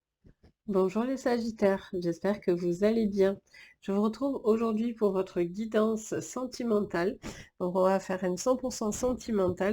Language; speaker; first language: French; native; French